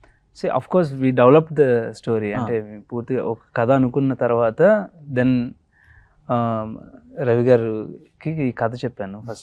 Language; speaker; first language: Telugu; native; Telugu